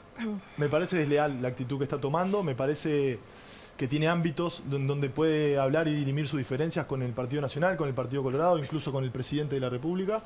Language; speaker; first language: Spanish; native; Spanish